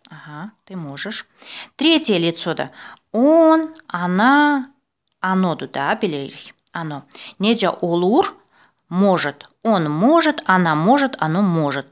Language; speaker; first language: Russian; non-native, local second language; Azerbaijani